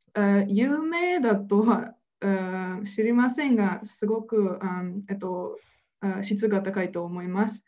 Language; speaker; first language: Japanese; non-native, fluent; Slovenian